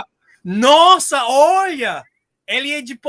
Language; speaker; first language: Portuguese; non-native, learner; English